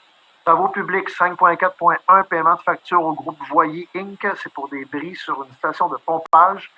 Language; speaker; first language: French; native; French